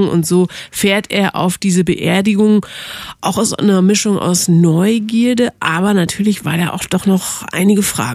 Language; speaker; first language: German; native; German